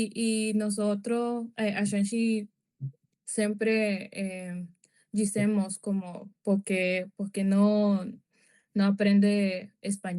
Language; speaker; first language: Portuguese; non-native, learner; Spanish